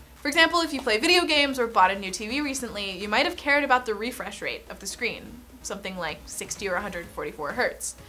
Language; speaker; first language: English; native; English